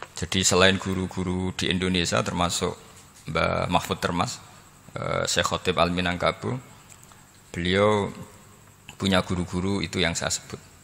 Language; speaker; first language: Indonesian; non-native, local second language; Javanese